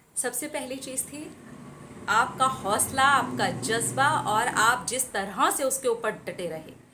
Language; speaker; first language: Hindi; native; Hindi